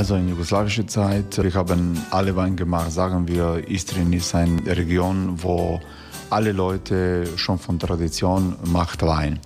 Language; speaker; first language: German; non-native, fluent; Croatian